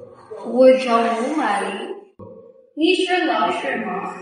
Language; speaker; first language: Chinese; non-native, learner; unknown